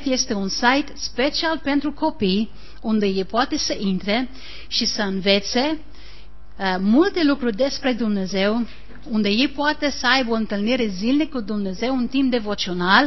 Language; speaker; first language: Romanian; non-native, learner; English